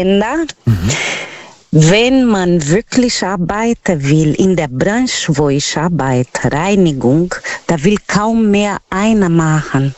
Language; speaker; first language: German; non-native, learner; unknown